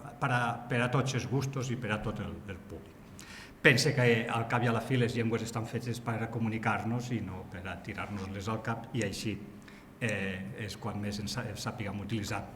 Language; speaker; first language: Catalan; native; Catalan